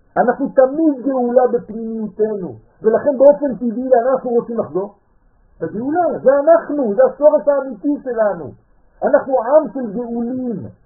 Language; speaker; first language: Hebrew; non-native, fluent; French